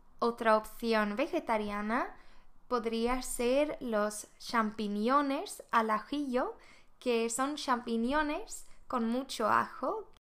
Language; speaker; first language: Spanish; non-native, fluent; Swedish